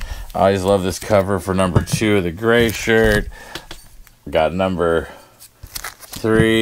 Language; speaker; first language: English; native; English